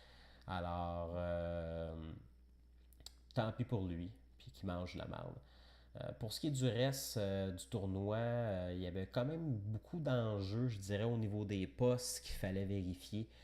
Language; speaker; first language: French; native; French